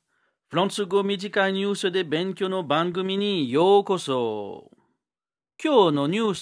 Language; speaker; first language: Japanese; non-native, learner; French